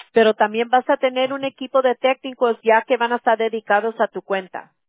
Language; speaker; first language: Spanish; early bilingual, heritage; Spanish